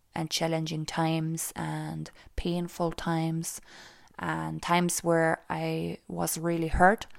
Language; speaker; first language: English; non-native, fluent; German